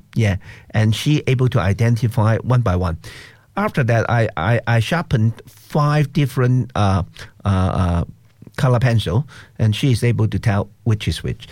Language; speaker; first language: English; non-native, local second language; Cantonese